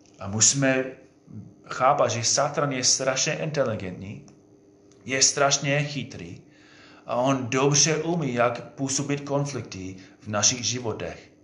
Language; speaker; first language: Czech; non-native, fluent; English